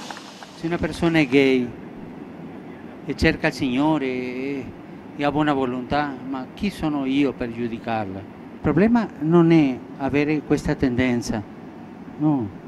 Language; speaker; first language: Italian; non-native, fluent; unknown